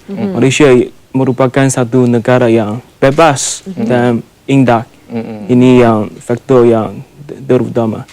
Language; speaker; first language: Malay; non-native, learner; Chinese